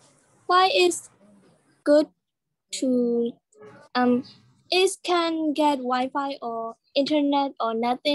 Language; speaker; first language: English; non-native, learner; Burmese